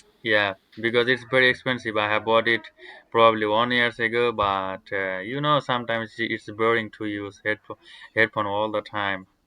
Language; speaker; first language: English; non-native, learner; Bangla